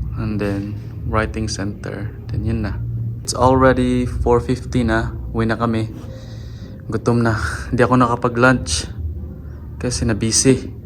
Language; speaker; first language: Filipino; non-native, local second language; Cebuano